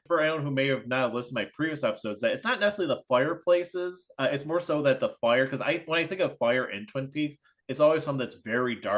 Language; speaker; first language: English; native; English